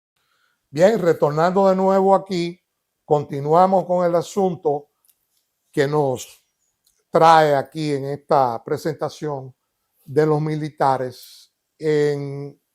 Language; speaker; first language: Spanish; native; Spanish